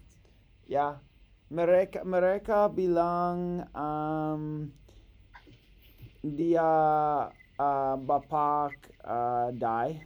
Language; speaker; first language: Indonesian; non-native, learner; English